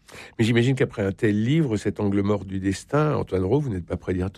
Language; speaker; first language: French; native; French